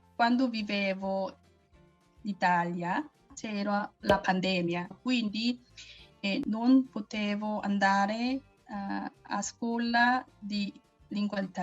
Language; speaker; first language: Italian; non-native, learner; Korean